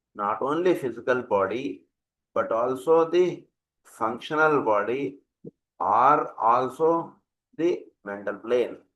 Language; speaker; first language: English; non-native, local second language; Telugu